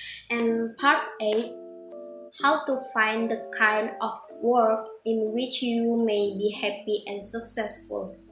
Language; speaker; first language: English; non-native, fluent; Indonesian